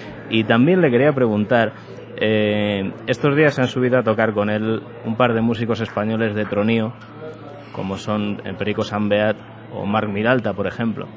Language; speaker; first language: Spanish; native; Spanish